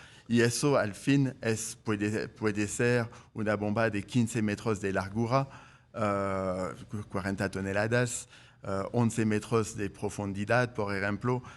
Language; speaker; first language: Spanish; non-native, fluent; French